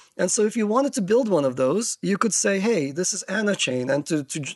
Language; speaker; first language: English; non-native, fluent; Turkish